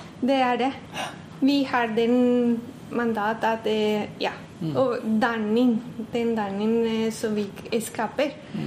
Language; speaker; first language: Norwegian; non-native, fluent; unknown